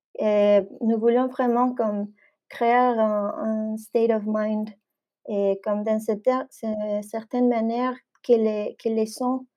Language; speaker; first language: French; non-native, fluent; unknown